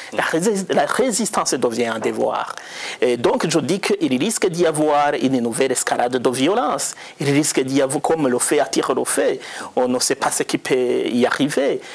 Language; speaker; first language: French; non-native, local second language; Rundi